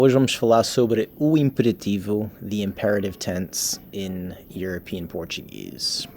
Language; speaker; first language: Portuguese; non-native, fluent; English